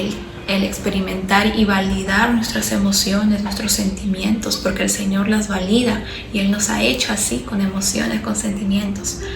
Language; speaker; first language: Spanish; native; Spanish